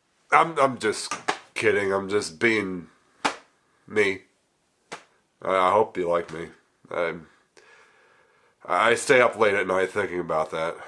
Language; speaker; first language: English; native; English